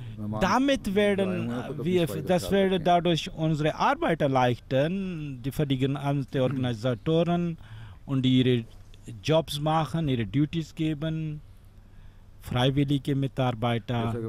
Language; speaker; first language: German; non-native, fluent; Urdu